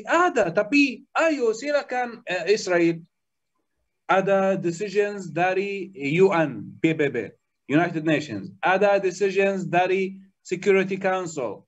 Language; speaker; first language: Indonesian; non-native, learner; Arabic